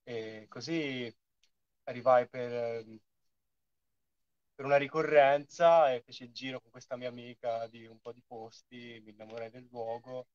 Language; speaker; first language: Italian; native; Italian